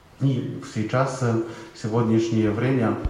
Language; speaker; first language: Russian; non-native, fluent; Polish